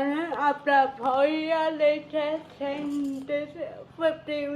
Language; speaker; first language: English; non-native, learner; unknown